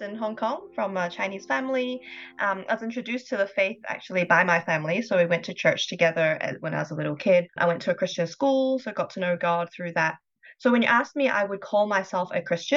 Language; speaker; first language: English; non-native, local second language; Cantonese